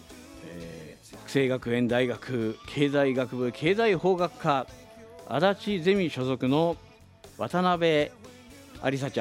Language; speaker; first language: Japanese; native; Japanese